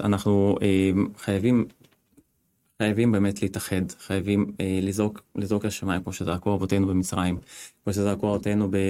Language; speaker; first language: Hebrew; non-native, fluent; Russian